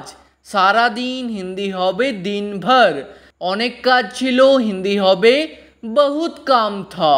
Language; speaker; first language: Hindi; non-native, fluent; Bangla